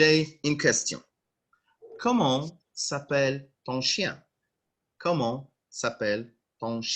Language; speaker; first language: French; non-native, local second language; Arabic